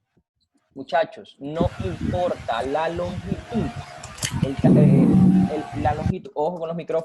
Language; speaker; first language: Spanish; native; Spanish